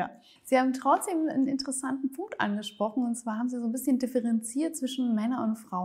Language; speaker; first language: German; native; German